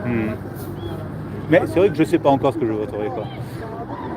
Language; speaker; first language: French; native; French